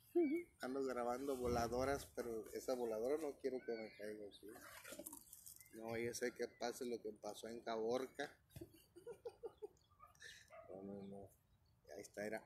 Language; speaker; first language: Spanish; native; Spanish